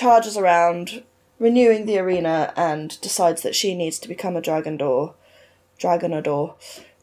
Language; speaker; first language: English; native; English